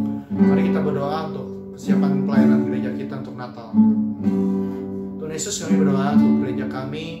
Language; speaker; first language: Indonesian; native; Indonesian